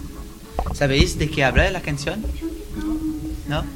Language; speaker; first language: Spanish; non-native, learner; French